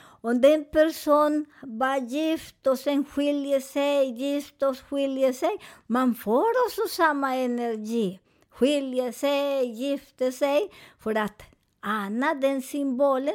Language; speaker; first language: Swedish; non-native, fluent; Spanish